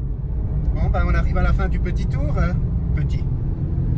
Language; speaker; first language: French; native; French